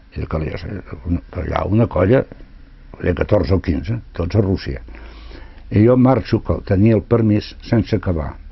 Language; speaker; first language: Catalan; non-native, local second language; Spanish